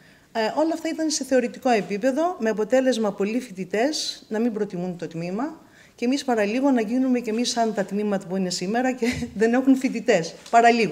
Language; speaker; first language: Greek; native; Greek